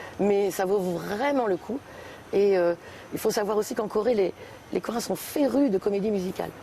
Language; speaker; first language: French; native; French